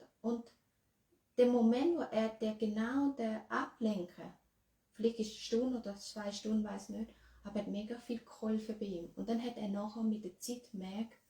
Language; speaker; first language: German; non-native, learner; Thai